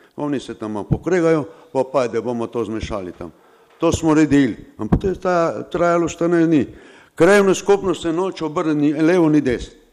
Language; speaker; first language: Slovenian; non-native, local second language; Romany